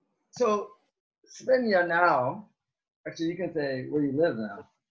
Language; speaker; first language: English; native; English